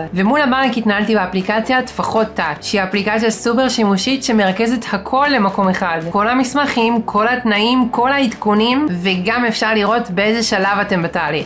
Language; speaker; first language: Hebrew; native; Hebrew